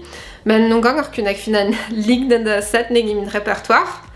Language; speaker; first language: Norwegian; non-native, fluent; French